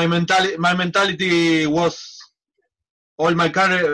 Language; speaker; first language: English; non-native, learner; Spanish